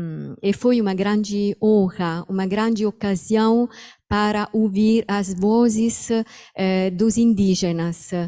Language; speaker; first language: Portuguese; non-native, fluent; Italian